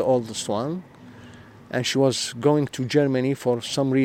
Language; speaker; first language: English; non-native, learner; Arabic